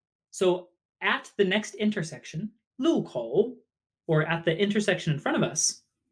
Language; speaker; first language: English; native; English